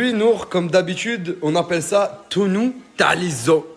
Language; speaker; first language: French; native; French